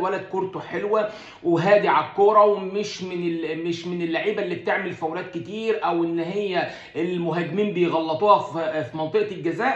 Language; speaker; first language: Arabic; native; Arabic